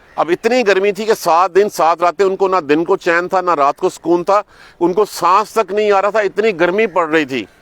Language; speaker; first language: Urdu; non-native, local second language; Punjabi